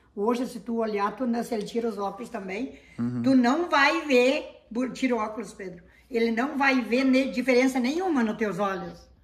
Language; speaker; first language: Portuguese; native; Portuguese